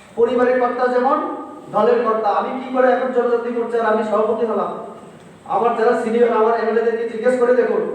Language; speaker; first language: Bangla; non-native, local second language; Kok Borok